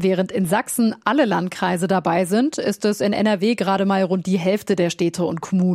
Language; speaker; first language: German; native; German